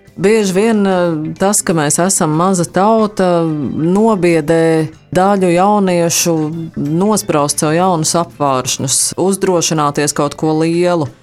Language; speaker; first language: Latvian; native; Latvian